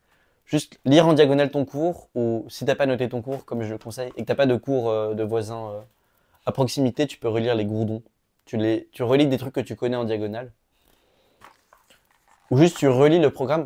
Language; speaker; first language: French; native; French